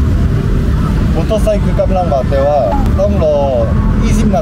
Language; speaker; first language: Thai; non-native, learner; Korean